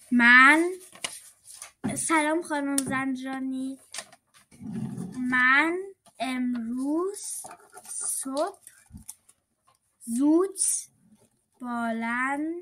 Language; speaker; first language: Persian; early bilingual, heritage; Persian